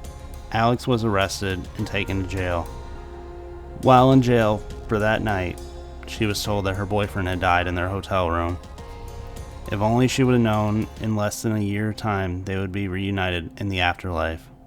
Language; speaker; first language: English; native; English